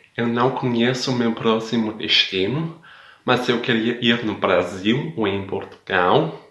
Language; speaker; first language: Portuguese; non-native, learner; Danish